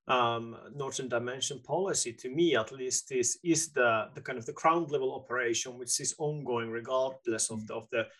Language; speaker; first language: English; non-native, fluent; Finnish